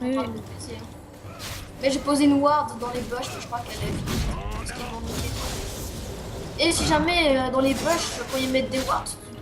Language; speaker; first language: French; native; French